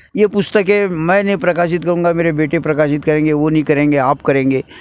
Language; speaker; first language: Hindi; non-native, local second language; Marathi